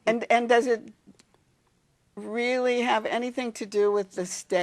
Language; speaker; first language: English; native; English